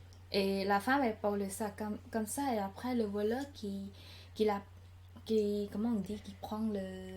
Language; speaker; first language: French; non-native, learner; Khmer